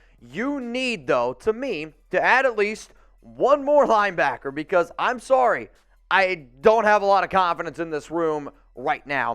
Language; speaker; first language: English; native; English